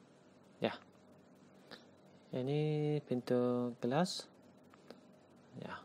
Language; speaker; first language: Indonesian; non-native, learner; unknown